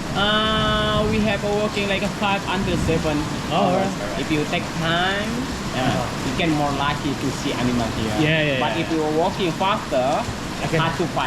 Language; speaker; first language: English; non-native, learner; Indonesian